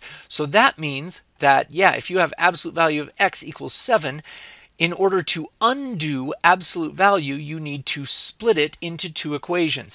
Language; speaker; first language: English; native; English